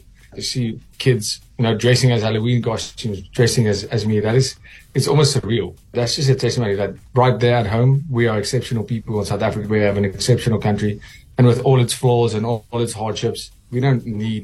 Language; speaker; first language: English; non-native, local second language; Afrikaans